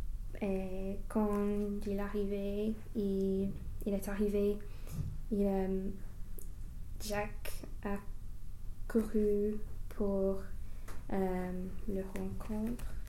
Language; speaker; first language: French; non-native, learner; English